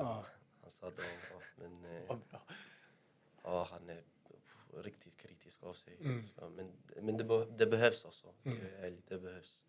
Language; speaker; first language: Swedish; early bilingual, other home language; Arabic